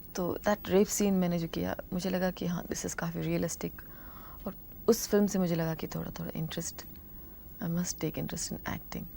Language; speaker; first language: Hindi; non-native, local second language; Telugu